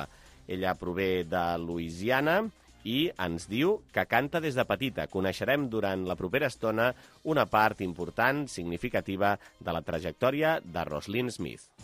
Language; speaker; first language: Catalan; native; Catalan